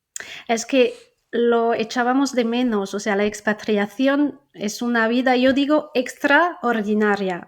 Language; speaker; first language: Spanish; non-native, fluent; French